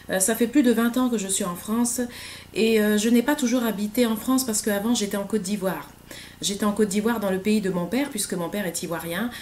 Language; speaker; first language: French; native; French